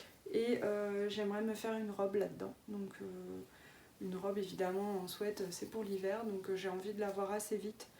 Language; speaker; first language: French; native; French